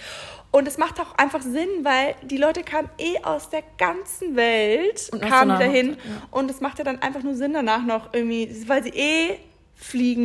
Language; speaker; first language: German; native; German